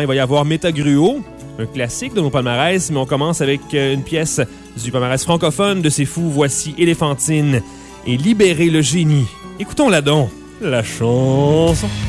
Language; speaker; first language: French; native; French